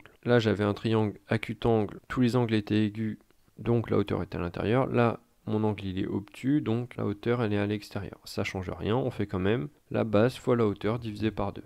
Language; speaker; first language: French; native; French